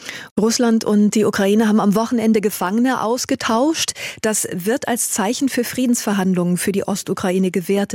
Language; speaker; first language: German; native; German